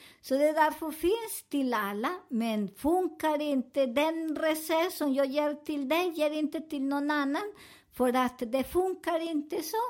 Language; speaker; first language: Swedish; non-native, learner; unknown